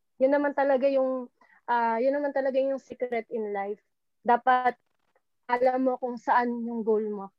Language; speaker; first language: Filipino; non-native, local second language; Pampanga